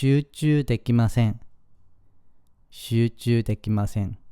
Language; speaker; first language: Japanese; non-native, fluent; Korean